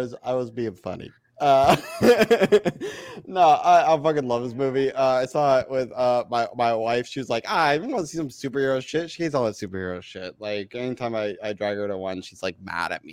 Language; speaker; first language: English; native; English